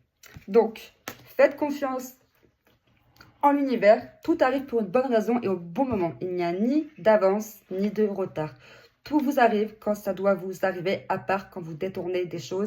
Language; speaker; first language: French; native; French